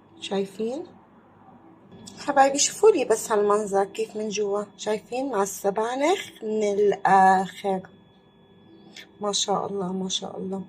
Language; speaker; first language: Arabic; native; Arabic